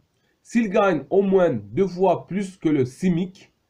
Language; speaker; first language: French; non-native, fluent; Turkish